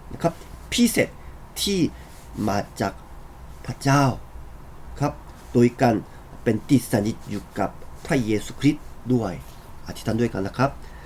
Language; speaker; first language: Thai; non-native, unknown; Korean